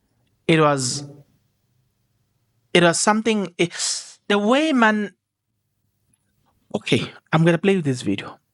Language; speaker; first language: English; non-native, local second language; Zulu